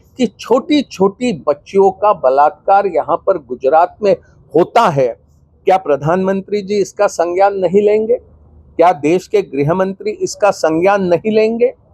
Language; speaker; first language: Hindi; non-native, local second language; Gujarati